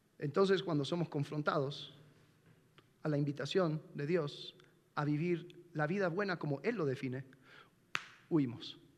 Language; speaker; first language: Spanish; non-native, fluent; English